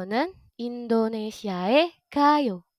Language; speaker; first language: Korean; non-native, fluent; Indonesian